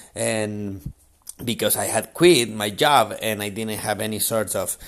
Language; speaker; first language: English; non-native, fluent; Spanish